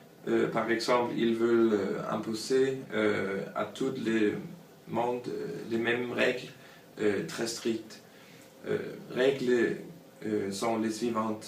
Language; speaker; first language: French; non-native, learner; Danish